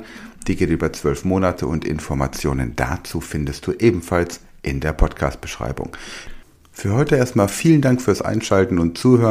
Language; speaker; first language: German; native; German